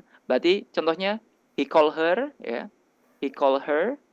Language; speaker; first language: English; non-native, learner; Indonesian